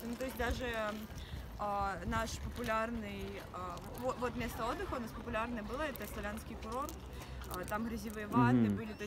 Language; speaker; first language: Russian; native; Russian